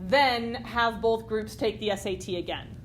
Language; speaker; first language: English; native; English